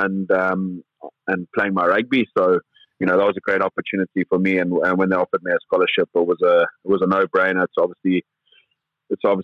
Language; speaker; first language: English; native; English